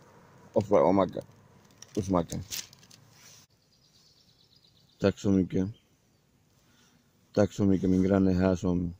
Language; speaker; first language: Swedish; non-native, learner; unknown